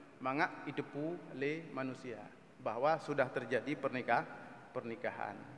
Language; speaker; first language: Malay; non-native, local second language; Achinese